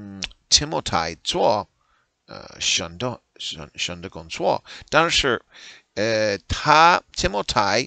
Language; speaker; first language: Chinese; non-native, learner; English